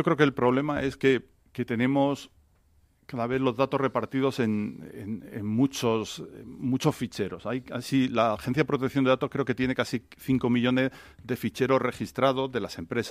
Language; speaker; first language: Spanish; native; Spanish